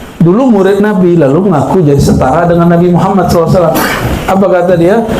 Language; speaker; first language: Indonesian; non-native, local second language; Minangkabau